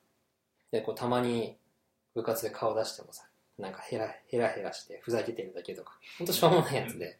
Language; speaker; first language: Japanese; native; Japanese